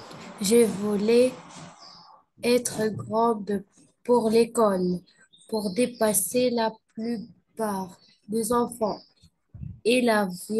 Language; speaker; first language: French; non-native, learner; Arabic